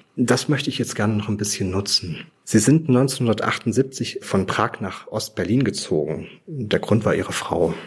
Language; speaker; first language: German; native; German